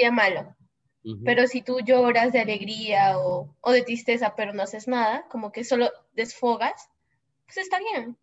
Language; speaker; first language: Spanish; native; Spanish